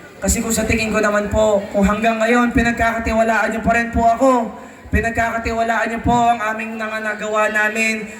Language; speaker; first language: Filipino; native; Filipino